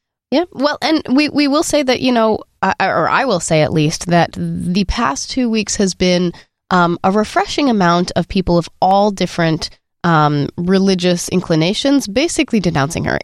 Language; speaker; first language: English; native; English